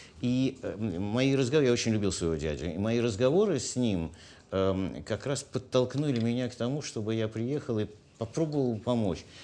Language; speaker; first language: Russian; native; Russian